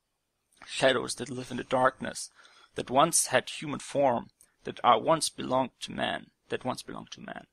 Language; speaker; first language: English; non-native, fluent; German